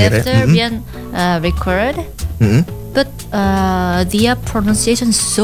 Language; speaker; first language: English; non-native, learner; Korean